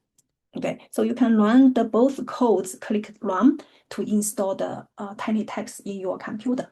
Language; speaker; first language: English; non-native, fluent; Chinese